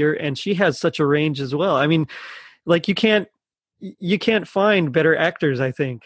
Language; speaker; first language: English; native; English